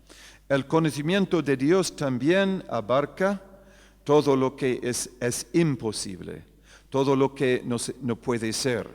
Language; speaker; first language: Spanish; non-native, fluent; English